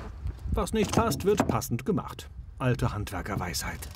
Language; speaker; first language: German; native; German